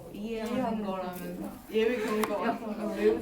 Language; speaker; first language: Korean; native; Korean